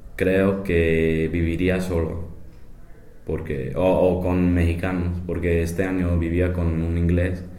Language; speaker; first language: Spanish; non-native, fluent; English